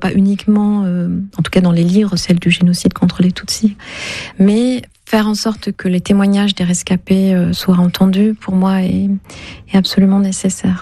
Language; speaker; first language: French; non-native, local second language; Kinyarwanda